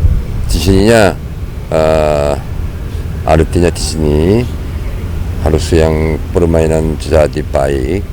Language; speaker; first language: Indonesian; non-native, learner; Korean